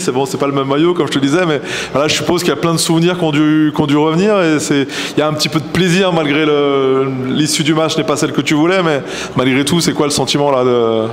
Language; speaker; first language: French; native; French